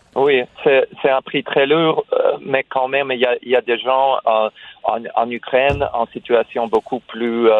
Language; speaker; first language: French; non-native, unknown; Russian